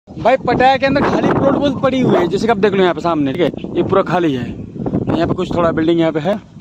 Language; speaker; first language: Hindi; native; Hindi